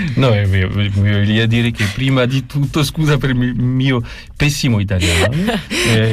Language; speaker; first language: Italian; non-native, learner; French